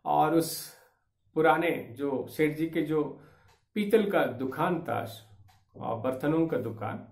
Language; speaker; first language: Hindi; non-native, local second language; Kannada